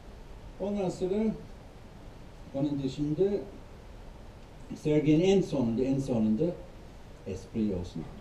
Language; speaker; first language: Turkish; non-native, fluent; English